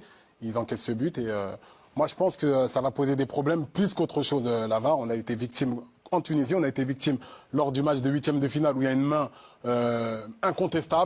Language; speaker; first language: French; non-native, local second language; Arabic